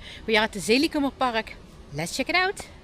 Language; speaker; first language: English; non-native, fluent; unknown